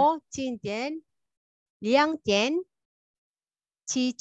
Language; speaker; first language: Chinese; non-native, learner; Malay